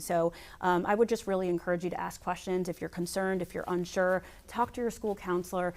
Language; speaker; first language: English; native; English